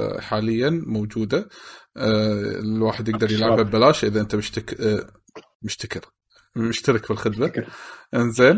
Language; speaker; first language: Arabic; native; Arabic